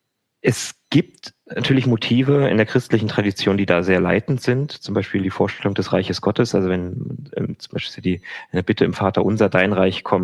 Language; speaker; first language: German; native; German